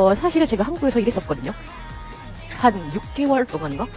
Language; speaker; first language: Korean; non-native, learner; English